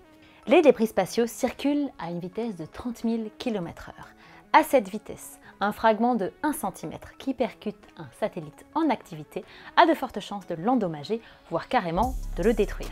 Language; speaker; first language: French; native; French